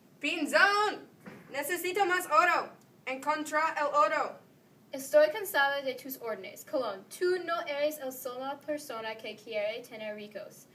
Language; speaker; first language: Spanish; non-native, learner; English